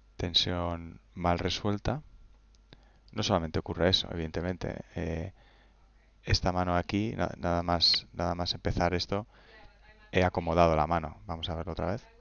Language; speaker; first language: Spanish; native; Spanish